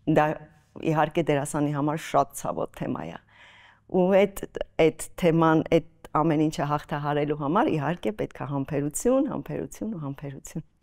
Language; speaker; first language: Armenian; native; Armenian